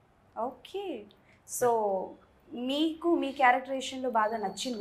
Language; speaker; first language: Telugu; native; Telugu